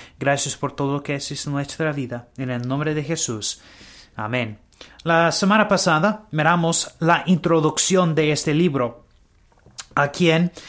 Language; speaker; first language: Spanish; non-native, learner; English